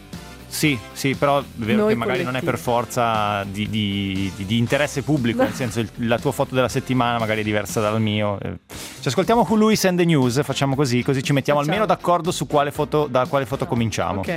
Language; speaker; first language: Italian; native; Italian